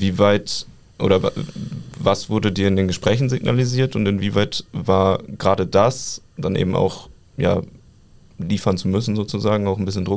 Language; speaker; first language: German; native; German